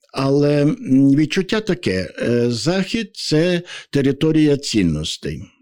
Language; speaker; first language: Ukrainian; native; Ukrainian